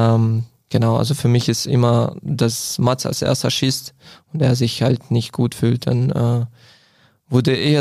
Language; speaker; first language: German; non-native, fluent; Croatian